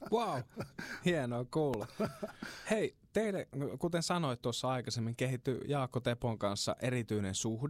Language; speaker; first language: Finnish; native; Finnish